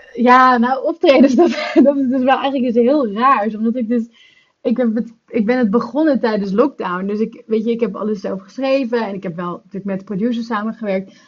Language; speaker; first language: Dutch; native; Dutch